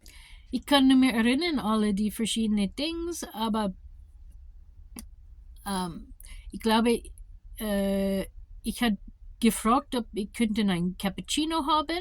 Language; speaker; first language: German; non-native, learner; English